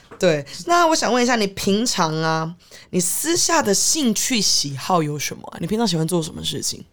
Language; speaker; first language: Chinese; native; Chinese